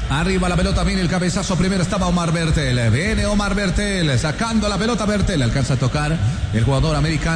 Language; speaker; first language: Spanish; native; Spanish